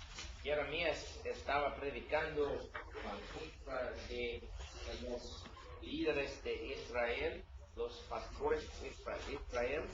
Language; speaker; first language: Spanish; non-native, learner; English